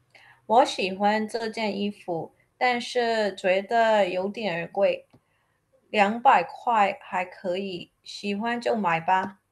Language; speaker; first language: Chinese; non-native, learner; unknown